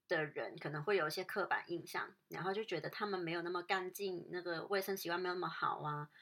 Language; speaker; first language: Chinese; non-native, local second language; Cantonese